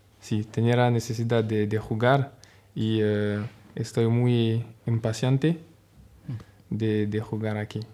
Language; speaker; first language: Spanish; non-native, learner; French